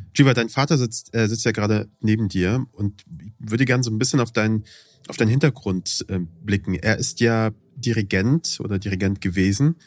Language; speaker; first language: German; early bilingual, other home language; Persian